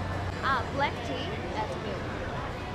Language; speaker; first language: English; non-native, fluent; Chinese